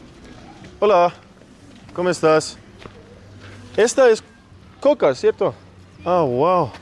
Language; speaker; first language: Spanish; non-native, learner; English